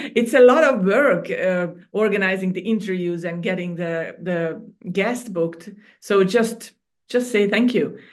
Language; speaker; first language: English; non-native, fluent; Hungarian